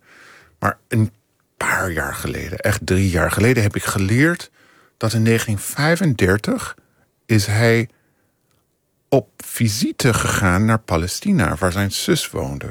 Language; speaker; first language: Dutch; non-native, fluent; English